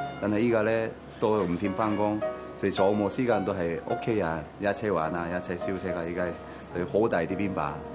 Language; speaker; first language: Cantonese; non-native, learner; Korean